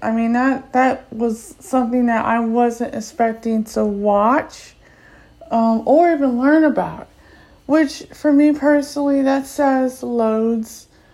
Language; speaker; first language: English; native; English